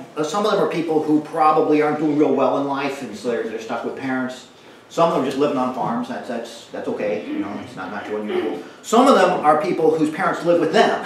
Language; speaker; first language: English; native; English